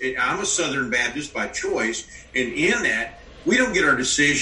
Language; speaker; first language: English; native; English